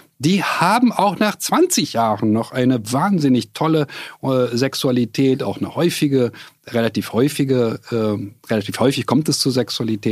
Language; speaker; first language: German; native; German